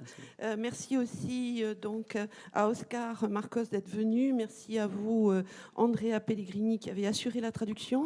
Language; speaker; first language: French; native; French